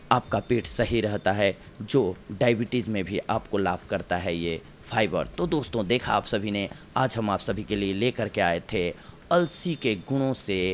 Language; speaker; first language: Hindi; native; Hindi